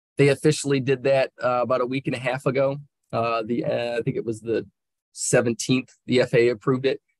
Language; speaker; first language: English; native; English